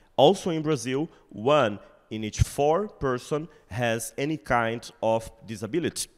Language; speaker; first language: English; non-native, fluent; Portuguese